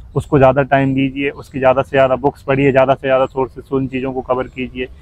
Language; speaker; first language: Hindi; native; Hindi